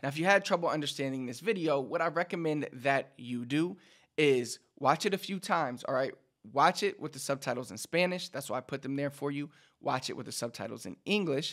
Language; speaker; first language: English; early bilingual, other home language; Spanish